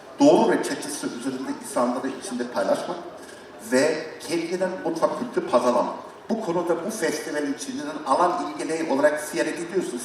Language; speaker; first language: Turkish; non-native, learner; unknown